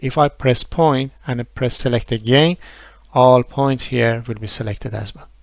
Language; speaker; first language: English; non-native, fluent; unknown